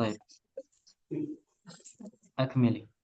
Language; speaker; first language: Arabic; non-native, fluent; Indonesian